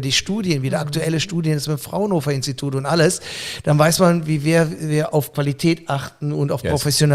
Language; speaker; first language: German; native; German